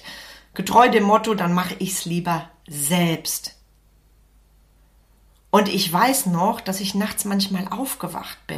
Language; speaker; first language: German; native; German